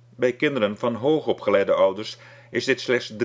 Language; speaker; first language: Dutch; non-native, local second language; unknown